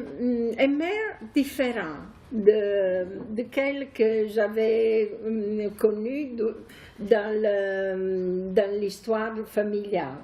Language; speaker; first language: French; non-native, fluent; Italian